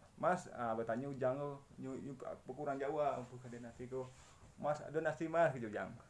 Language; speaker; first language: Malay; non-native, local second language; Minangkabau